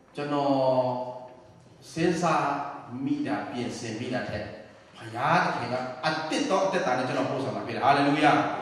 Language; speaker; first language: Burmese; non-native, local second language; Tedim Chin